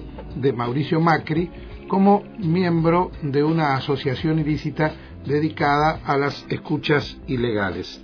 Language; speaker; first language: Spanish; native; Spanish